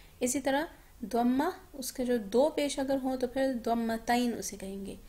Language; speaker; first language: Urdu; native; Urdu